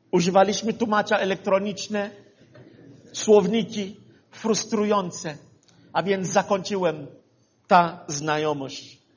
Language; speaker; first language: Polish; non-native, fluent; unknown